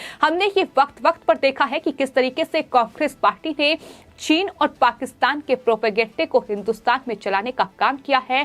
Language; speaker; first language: Hindi; native; Hindi